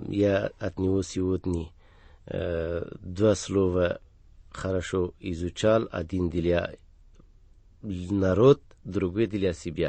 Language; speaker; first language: Russian; non-native, learner; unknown